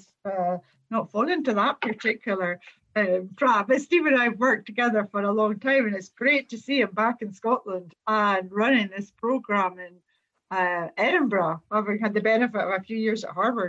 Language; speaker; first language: English; native; English